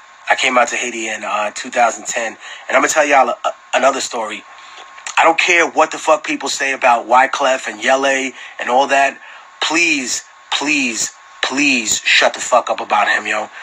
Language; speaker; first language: English; early bilingual, other home language; Spanish